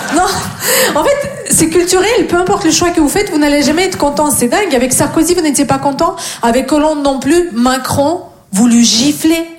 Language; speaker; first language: French; non-native, fluent; Russian